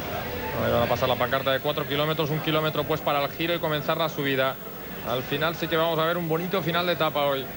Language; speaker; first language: Spanish; native; Spanish